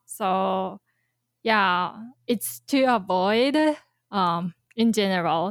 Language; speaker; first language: English; non-native, fluent; Japanese